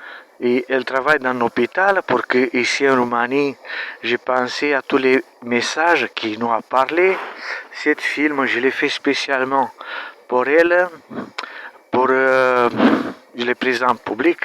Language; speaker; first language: French; non-native, learner; Romanian